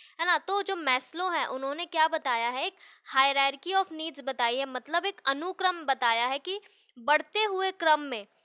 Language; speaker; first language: Hindi; native; Hindi